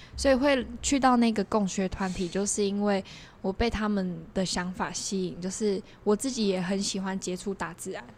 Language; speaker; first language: Chinese; non-native, local second language; Min Nan Chinese